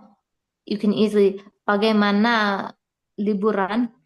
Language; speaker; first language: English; early bilingual, heritage; English